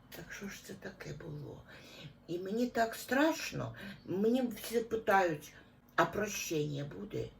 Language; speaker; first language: Ukrainian; non-native, local second language; Russian